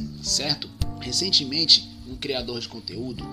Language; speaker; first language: Portuguese; native; Portuguese